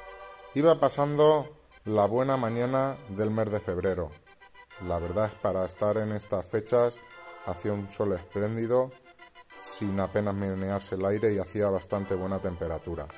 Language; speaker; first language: Spanish; native; Spanish